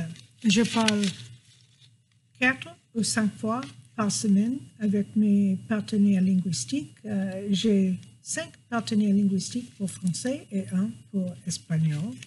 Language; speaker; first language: French; non-native, fluent; English